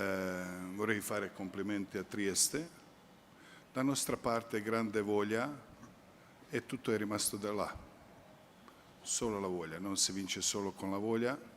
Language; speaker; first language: Italian; non-native, fluent; Croatian